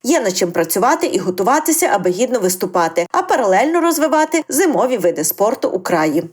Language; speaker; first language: Ukrainian; native; Ukrainian